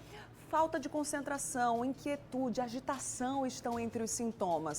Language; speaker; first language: Portuguese; native; Portuguese